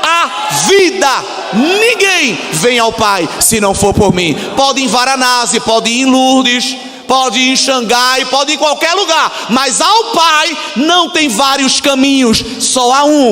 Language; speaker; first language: Portuguese; native; Portuguese